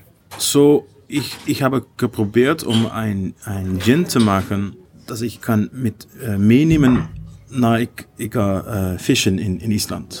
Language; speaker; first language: German; non-native, learner; Dutch